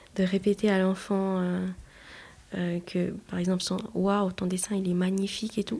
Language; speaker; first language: French; non-native, local second language; Haitian Creole